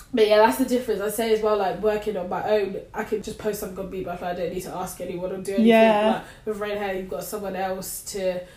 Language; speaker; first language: English; native; English